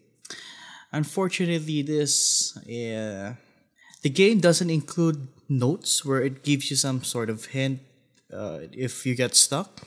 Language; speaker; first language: English; non-native, fluent; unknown